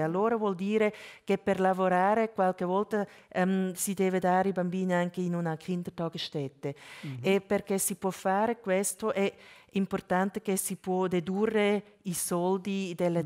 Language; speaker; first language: Italian; non-native, local second language; German